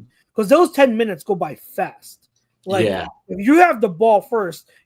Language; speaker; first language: English; native; English